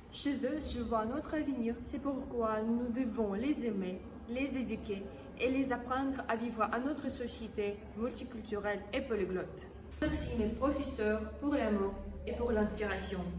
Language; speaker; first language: French; non-native, fluent; Russian